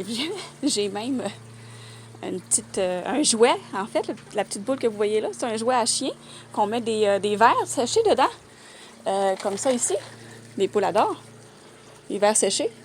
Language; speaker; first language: French; native; French